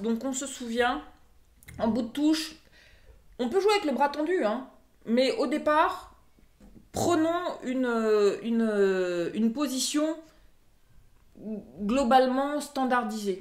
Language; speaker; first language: French; native; French